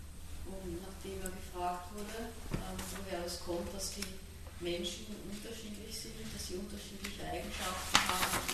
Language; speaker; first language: German; native; German